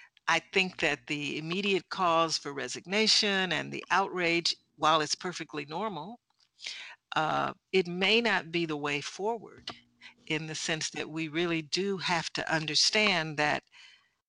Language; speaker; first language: English; native; English